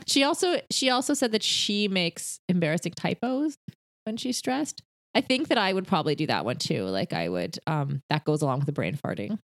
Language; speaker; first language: English; native; English